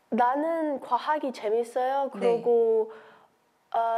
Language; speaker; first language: Korean; early bilingual, heritage; Korean